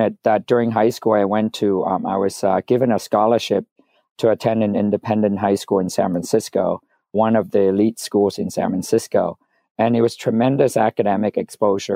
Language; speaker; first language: English; non-native, fluent; Vietnamese